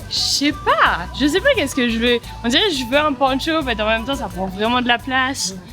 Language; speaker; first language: French; native; French